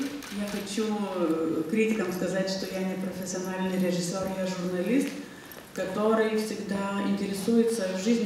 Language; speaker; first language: Russian; non-native, fluent; Lithuanian